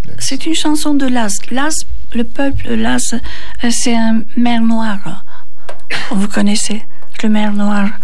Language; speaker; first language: French; non-native, learner; Turkish